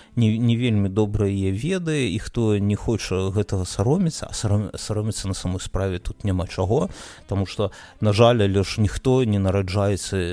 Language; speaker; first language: Belarusian; non-native, local second language; Russian